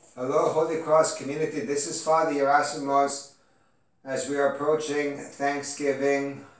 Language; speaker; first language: English; early bilingual, other home language; Greek